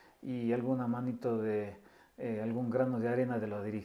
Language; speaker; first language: Spanish; native; Spanish